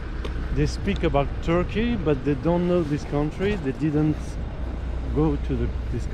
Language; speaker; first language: English; non-native, fluent; French